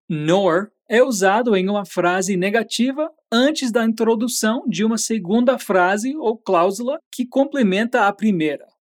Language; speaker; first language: Portuguese; native; Portuguese